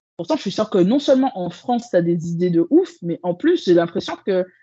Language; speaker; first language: French; native; French